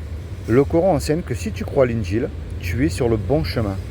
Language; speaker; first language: French; native; French